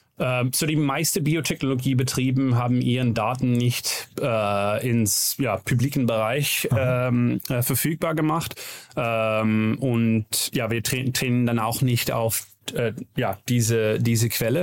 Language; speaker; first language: German; non-native, learner; Dutch